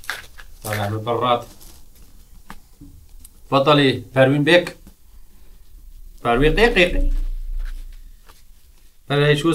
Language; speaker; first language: Arabic; non-native, local second language; Kurdish